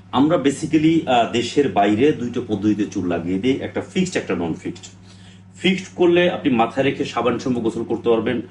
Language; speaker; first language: Bangla; native; Bangla